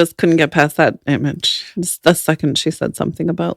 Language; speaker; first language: English; native; English